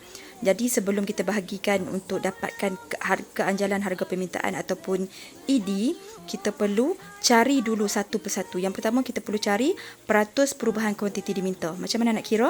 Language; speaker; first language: Malay; native; Malay